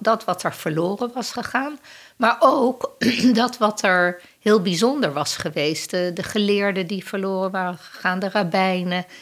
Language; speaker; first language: Dutch; native; Dutch